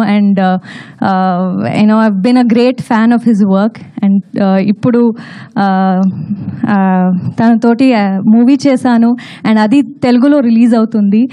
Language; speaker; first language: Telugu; non-native, fluent; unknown